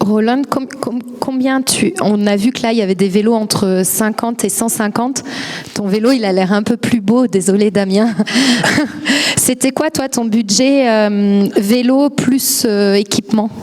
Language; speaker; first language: French; native; French